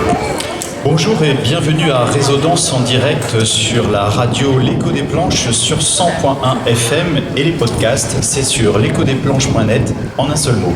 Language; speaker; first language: French; native; French